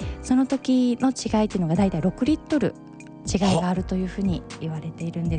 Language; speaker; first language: Japanese; native; Japanese